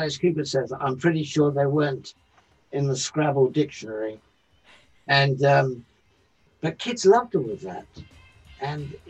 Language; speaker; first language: English; native; English